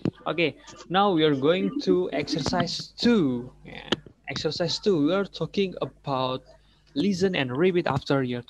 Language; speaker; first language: English; non-native, learner; Indonesian